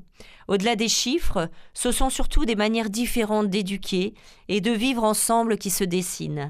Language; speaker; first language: French; native; French